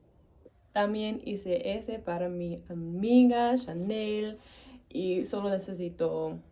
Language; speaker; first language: Spanish; non-native, learner; English